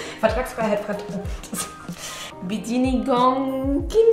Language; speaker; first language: German; non-native, learner; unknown